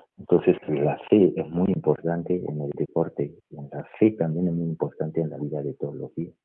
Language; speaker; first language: Spanish; non-native, fluent; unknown